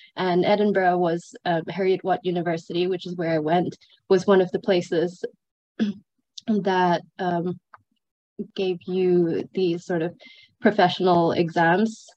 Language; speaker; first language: English; non-native, fluent; Sinhala